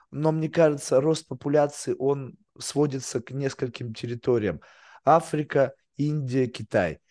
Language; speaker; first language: Russian; native; Russian